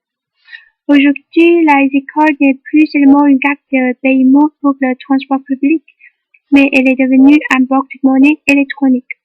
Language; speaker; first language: French; non-native, learner; Chinese